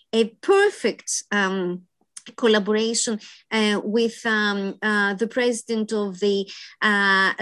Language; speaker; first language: English; non-native, fluent; Greek